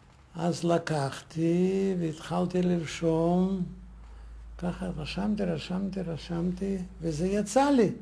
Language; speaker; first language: Hebrew; non-native, fluent; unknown